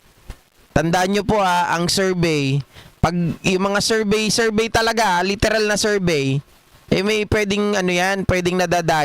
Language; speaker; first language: Filipino; native; Filipino